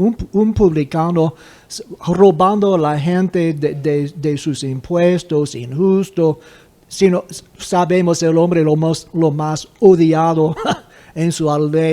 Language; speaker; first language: Spanish; non-native, fluent; English